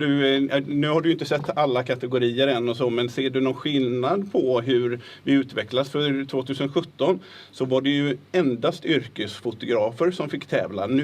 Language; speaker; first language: Swedish; native; Swedish